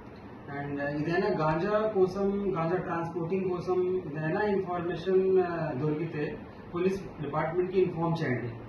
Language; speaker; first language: Telugu; non-native, learner; Hindi